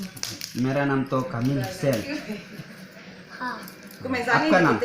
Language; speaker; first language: Hindi; non-native, local second language; Mizo